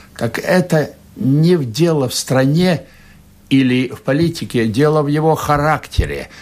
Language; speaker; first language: Russian; non-native, local second language; Latvian